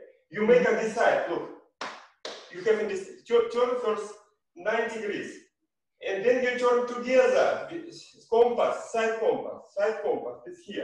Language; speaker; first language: English; non-native, learner; Russian